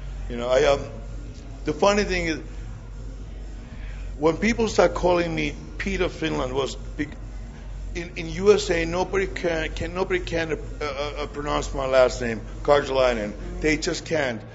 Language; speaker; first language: English; non-native, fluent; Finnish